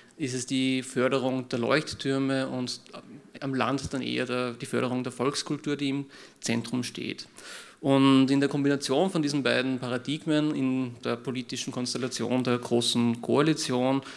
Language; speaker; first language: German; native; German